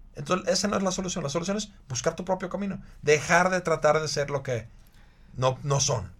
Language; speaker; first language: Spanish; non-native, fluent; Finnish